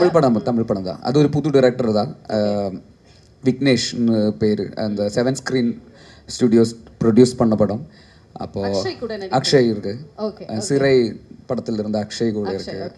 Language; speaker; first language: Tamil; non-native, learner; Malayalam